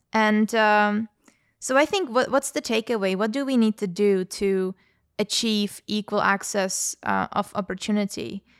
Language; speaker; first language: English; non-native, fluent; Czech